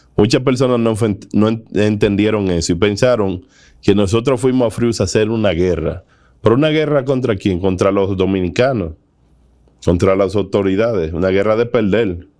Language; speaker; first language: Spanish; native; Spanish